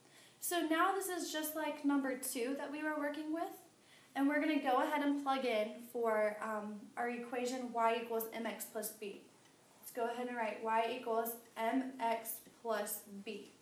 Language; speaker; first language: English; native; English